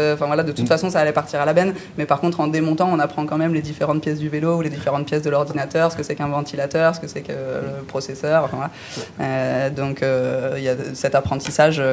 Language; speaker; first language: French; native; French